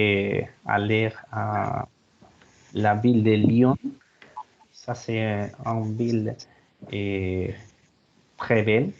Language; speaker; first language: French; non-native, learner; Spanish